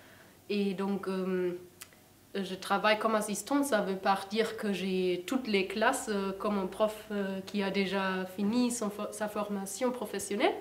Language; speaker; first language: French; non-native, fluent; German